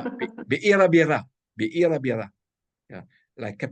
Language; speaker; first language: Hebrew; non-native, fluent; French